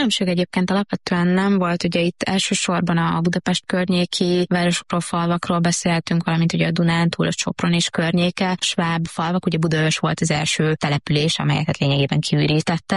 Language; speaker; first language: Hungarian; native; Hungarian